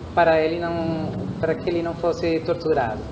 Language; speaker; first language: Portuguese; non-native, fluent; Spanish